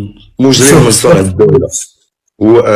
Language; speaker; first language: Arabic; native; Arabic